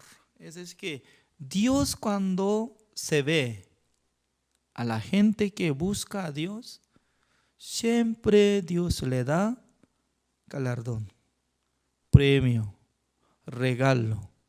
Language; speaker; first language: Spanish; non-native, learner; Korean